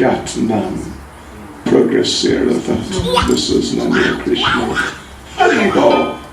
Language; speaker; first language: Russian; non-native, learner; English